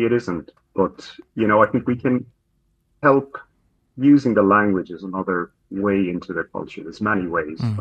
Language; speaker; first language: English; native; English